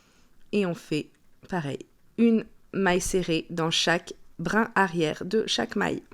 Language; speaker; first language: French; native; French